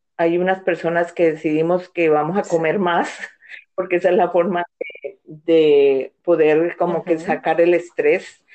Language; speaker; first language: Spanish; native; Spanish